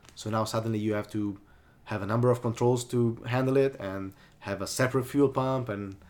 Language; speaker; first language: English; non-native, fluent; Italian